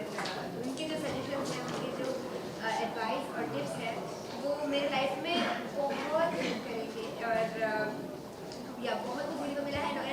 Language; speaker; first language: Hindi; non-native, local second language; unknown